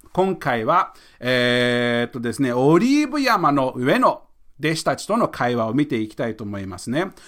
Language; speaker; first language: Japanese; non-native, fluent; English